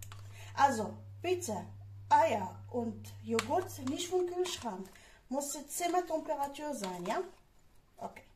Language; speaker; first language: German; non-native, fluent; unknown